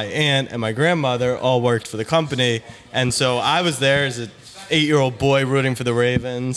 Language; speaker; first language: English; native; English